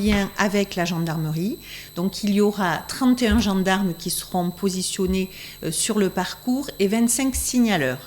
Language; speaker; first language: French; native; French